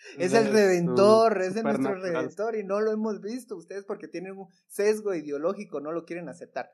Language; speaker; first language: Spanish; native; Spanish